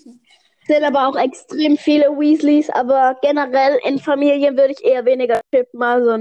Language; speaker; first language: German; native; German